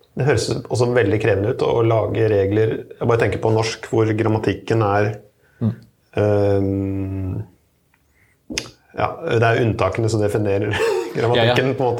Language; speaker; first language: Norwegian; native; Norwegian